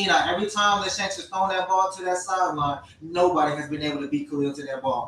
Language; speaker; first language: English; native; English